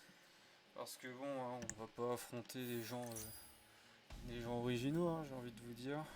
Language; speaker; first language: French; native; French